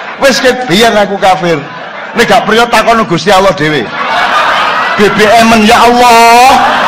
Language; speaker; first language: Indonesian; non-native, local second language; Javanese